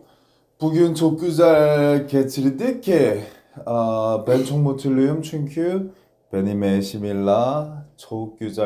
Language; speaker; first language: Turkish; non-native, learner; Korean